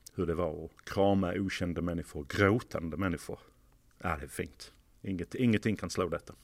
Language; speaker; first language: Swedish; non-native, fluent; English